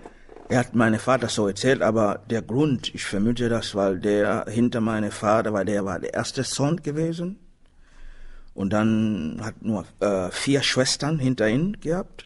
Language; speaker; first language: German; non-native, learner; Swahili